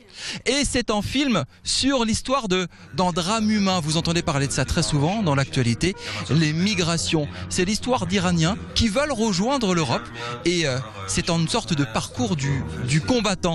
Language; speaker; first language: French; native; French